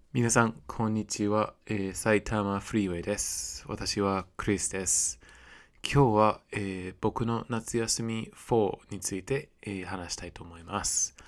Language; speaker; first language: Japanese; non-native, fluent; English